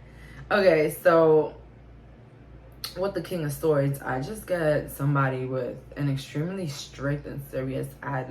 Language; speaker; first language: English; native; English